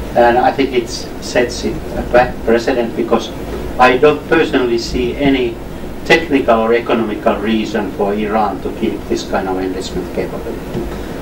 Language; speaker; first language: English; non-native, fluent; Finnish